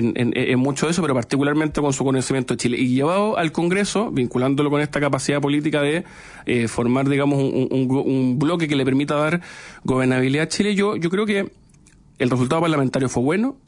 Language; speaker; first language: Spanish; native; Spanish